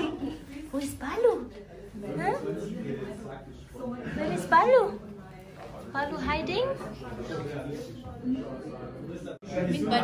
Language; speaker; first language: English; non-native, learner; Indonesian